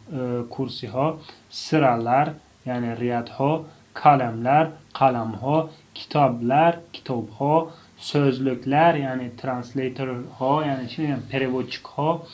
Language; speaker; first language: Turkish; non-native, fluent; Tajik